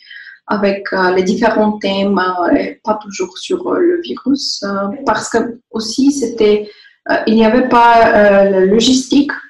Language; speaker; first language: French; non-native, fluent; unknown